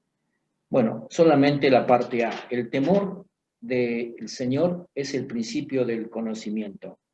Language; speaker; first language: Spanish; native; Spanish